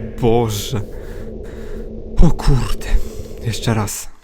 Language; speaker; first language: Polish; native; Polish